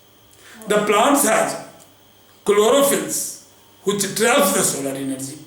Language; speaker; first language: English; non-native, local second language; Hindi